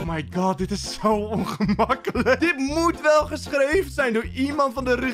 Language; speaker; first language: Dutch; native; Dutch